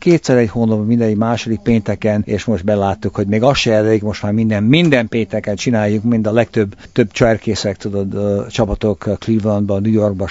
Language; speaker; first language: Hungarian; early bilingual, heritage; Hungarian